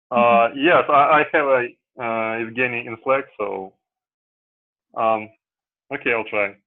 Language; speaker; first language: English; non-native, learner; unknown